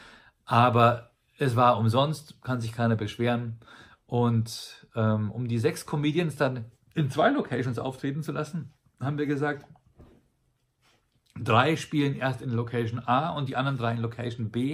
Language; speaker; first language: German; native; German